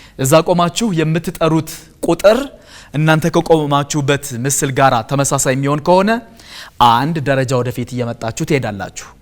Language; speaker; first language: Amharic; native; Amharic